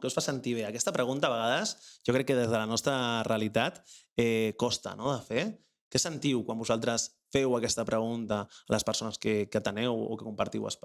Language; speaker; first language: Catalan; native; Catalan